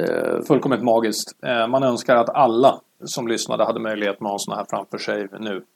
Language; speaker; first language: Swedish; native; Swedish